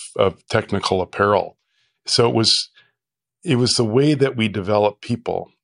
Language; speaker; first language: English; native; English